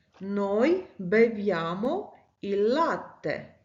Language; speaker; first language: Italian; non-native, fluent; Ukrainian